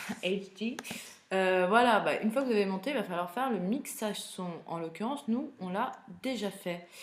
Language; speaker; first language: French; native; French